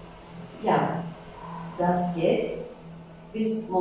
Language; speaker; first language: German; non-native, learner; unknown